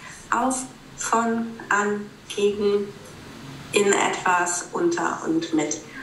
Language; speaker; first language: German; native; German